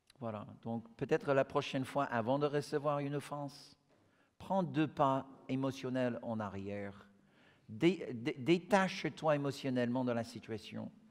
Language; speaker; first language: French; non-native, fluent; English